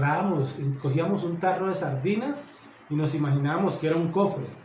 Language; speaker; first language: Spanish; native; Spanish